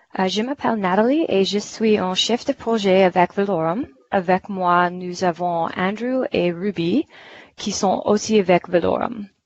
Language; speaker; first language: French; non-native, fluent; English